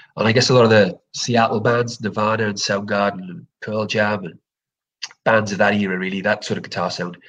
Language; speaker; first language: English; native; English